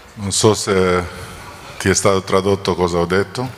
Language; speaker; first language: Italian; non-native, fluent; Albanian